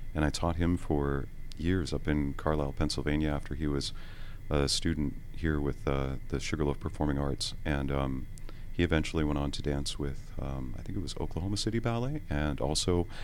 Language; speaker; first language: English; native; English